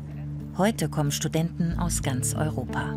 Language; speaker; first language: German; native; German